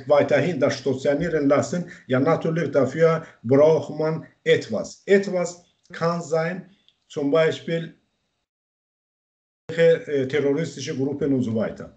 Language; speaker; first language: German; non-native, learner; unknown